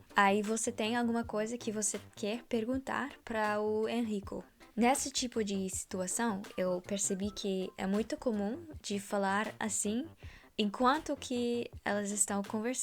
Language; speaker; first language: Portuguese; non-native, fluent; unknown